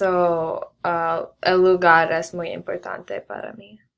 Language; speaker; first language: Spanish; non-native, learner; English